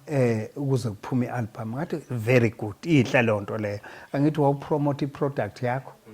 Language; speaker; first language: Zulu; native; Zulu